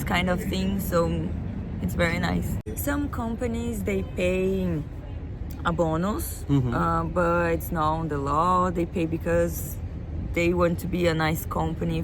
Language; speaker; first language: English; non-native, fluent; Portuguese